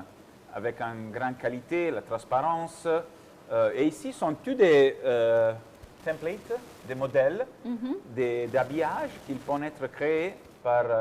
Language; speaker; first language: French; non-native, fluent; Italian